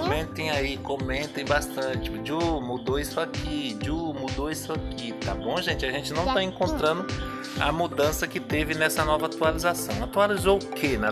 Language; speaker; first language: Portuguese; native; Portuguese